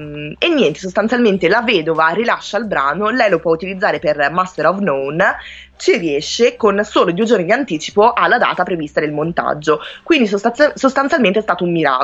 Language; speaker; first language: Italian; native; Italian